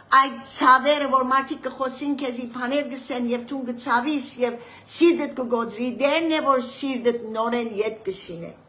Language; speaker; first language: Armenian; native; Armenian